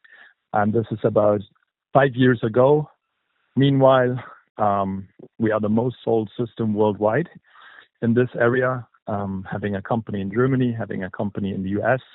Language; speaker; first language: English; non-native, fluent; German